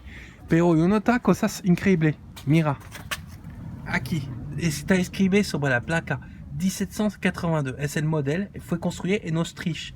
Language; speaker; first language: Spanish; non-native, learner; French